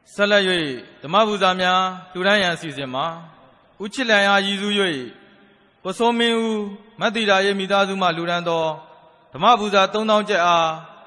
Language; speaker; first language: Burmese; native; Burmese